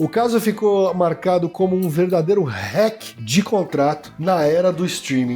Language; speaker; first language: Portuguese; native; Portuguese